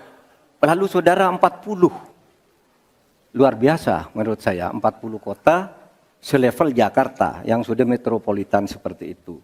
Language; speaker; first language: Indonesian; native; Indonesian